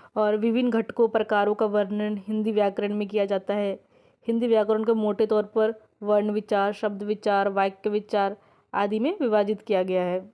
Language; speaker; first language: Hindi; native; Hindi